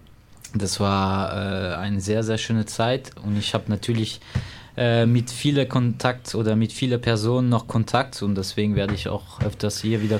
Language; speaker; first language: German; non-native, fluent; French